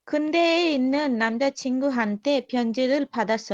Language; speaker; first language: Korean; non-native, learner; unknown